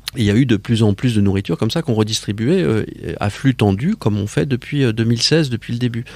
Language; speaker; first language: French; native; French